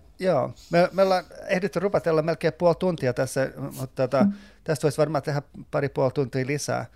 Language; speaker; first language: Finnish; non-native, local second language; Swedish